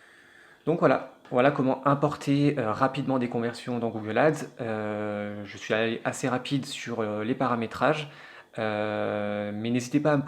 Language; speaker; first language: French; native; French